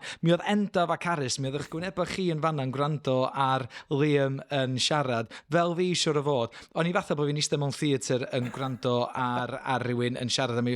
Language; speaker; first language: Welsh; native; Welsh